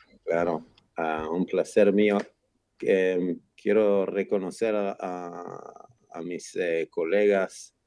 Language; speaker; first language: Spanish; non-native, fluent; Hebrew